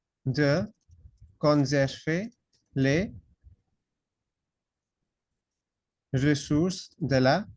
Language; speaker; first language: French; non-native, fluent; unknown